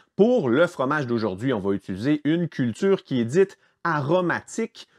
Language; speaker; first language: French; native; French